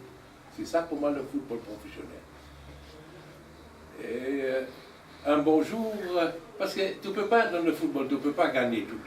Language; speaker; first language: French; non-native, learner; German